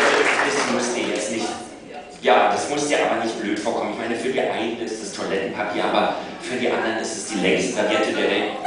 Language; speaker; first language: German; native; German